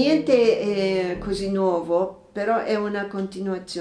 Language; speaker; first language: Italian; non-native, fluent; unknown